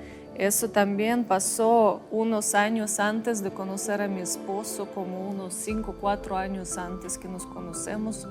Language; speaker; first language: Spanish; non-native, fluent; Russian